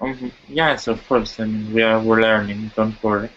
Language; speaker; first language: English; non-native, fluent; Italian